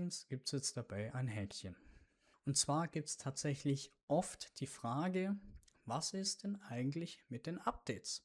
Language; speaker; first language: German; native; German